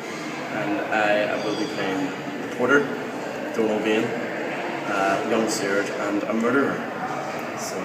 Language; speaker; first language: English; native; English